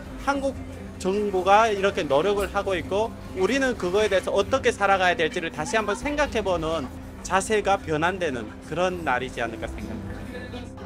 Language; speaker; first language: Korean; native; Korean